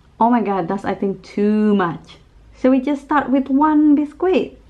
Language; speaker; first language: English; non-native, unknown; Indonesian